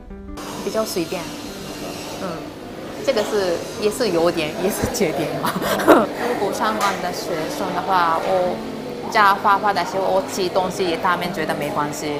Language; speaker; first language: Chinese; non-native, learner; Japanese